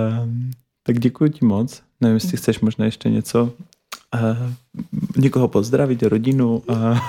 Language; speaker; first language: Czech; non-native, fluent; Polish